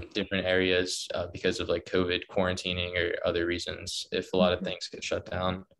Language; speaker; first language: English; native; English